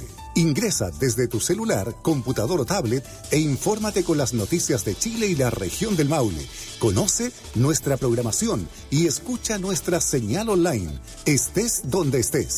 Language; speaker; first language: Spanish; native; Spanish